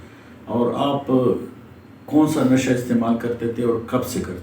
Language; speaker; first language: Urdu; native; Urdu